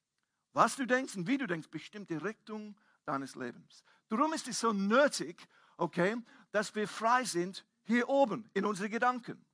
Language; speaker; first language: German; non-native, fluent; English